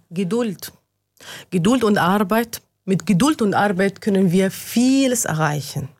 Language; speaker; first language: German; non-native, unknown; Arabic